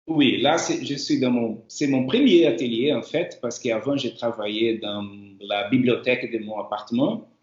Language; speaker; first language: French; non-native, fluent; Portuguese